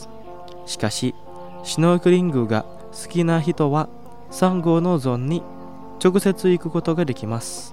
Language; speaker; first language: Japanese; non-native, fluent; Indonesian